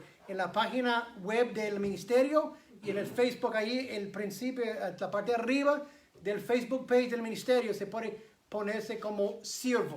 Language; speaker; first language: Spanish; non-native, fluent; English